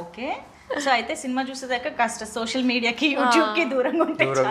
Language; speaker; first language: Telugu; native; Telugu